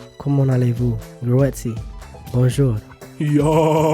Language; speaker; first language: French; non-native, learner; English